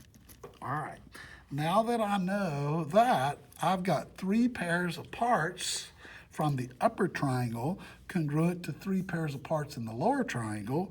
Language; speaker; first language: English; native; English